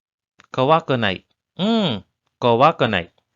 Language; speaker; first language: Japanese; non-native, learner; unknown